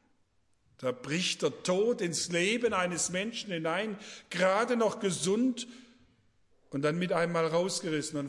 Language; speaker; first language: German; native; German